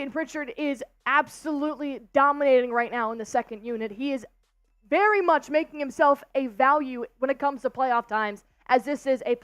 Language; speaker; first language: English; native; English